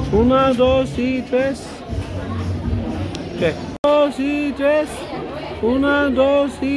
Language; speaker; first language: Spanish; early bilingual, heritage; Spanish